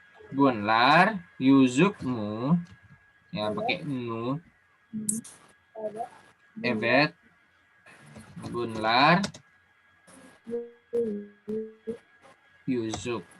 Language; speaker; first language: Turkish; non-native, learner; Indonesian